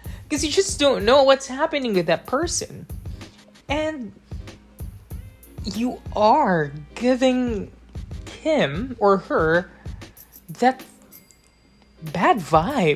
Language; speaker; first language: English; non-native, local second language; Cebuano